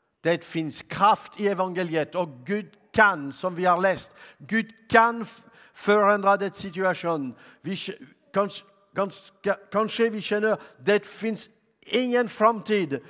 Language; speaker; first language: Swedish; non-native, learner; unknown